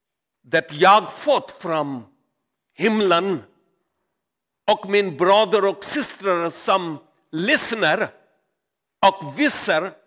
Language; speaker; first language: Swedish; non-native, learner; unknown